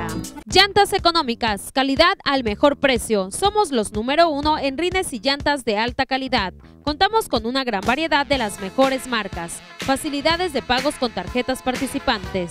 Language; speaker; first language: Spanish; native; Spanish